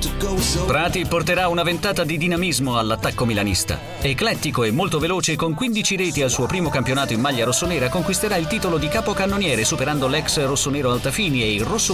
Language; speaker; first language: Italian; native; Italian